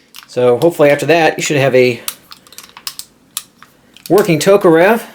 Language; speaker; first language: English; native; English